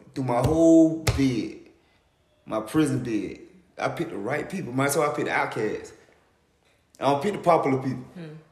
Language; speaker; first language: English; native; English